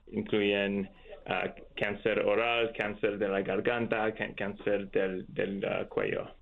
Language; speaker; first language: Spanish; non-native, learner; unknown